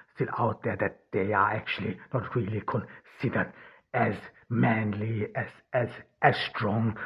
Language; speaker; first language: English; non-native, fluent; Turkish